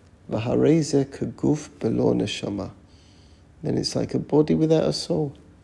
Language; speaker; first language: English; native; English